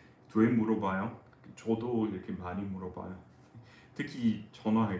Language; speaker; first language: Korean; non-native, fluent; English